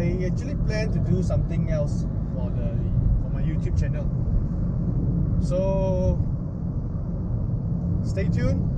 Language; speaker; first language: English; non-native, local second language; Min Nan Chinese